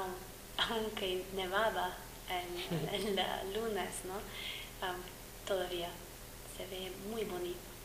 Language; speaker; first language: Spanish; non-native, fluent; English